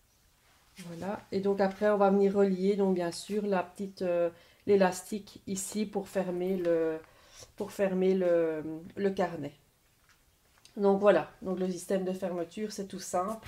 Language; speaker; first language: French; native; French